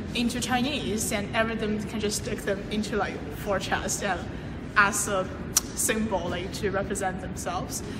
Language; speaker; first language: English; non-native, fluent; Chinese